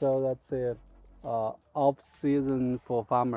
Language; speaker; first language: English; non-native, learner; Chinese